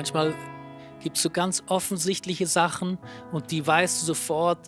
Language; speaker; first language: German; native; German